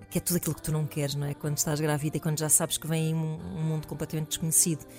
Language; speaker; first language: Portuguese; native; Portuguese